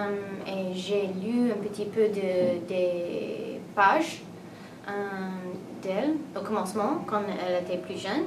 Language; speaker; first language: French; non-native, learner; English